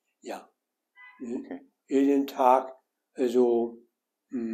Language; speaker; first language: German; non-native, learner; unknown